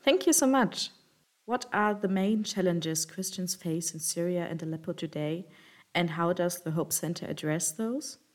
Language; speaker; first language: English; non-native, fluent; German